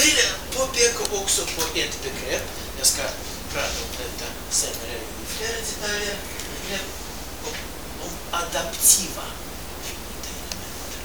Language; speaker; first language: Swedish; non-native, fluent; Russian